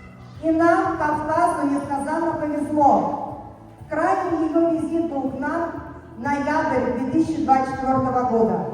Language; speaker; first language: Russian; native; Russian